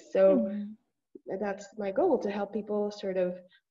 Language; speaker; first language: English; non-native, fluent; Spanish